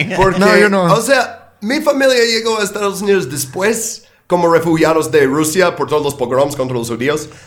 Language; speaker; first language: Spanish; non-native, fluent; English